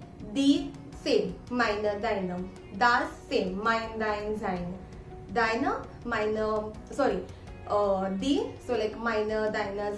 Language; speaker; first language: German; non-native, fluent; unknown